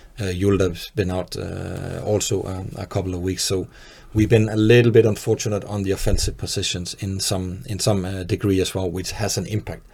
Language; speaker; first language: English; non-native, fluent; Danish